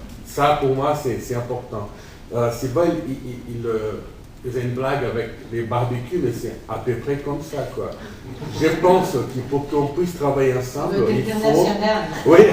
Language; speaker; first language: French; non-native, fluent; Portuguese